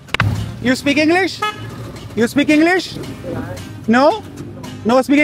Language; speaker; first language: English; non-native, fluent; Urdu